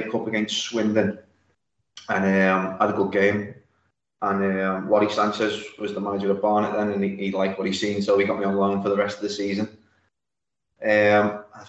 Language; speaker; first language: English; native; English